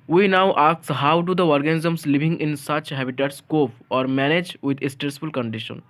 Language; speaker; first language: English; non-native, local second language; Bangla